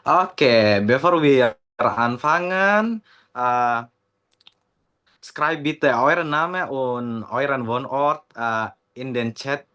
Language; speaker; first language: German; non-native, learner; Indonesian